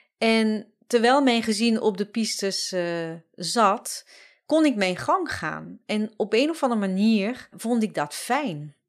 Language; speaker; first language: Dutch; non-native, fluent; French